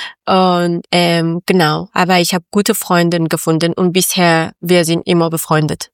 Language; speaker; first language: German; non-native, learner; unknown